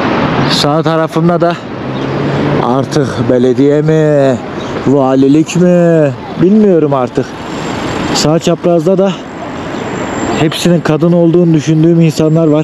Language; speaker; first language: Turkish; native; Turkish